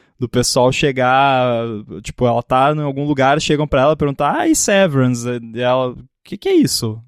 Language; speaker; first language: Portuguese; native; Portuguese